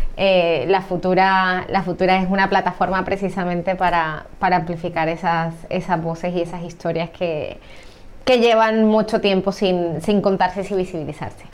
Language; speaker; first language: Spanish; native; Spanish